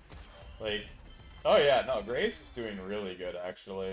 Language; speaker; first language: English; native; English